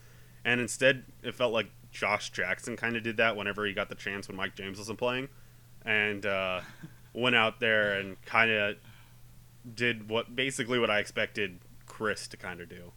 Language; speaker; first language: English; native; English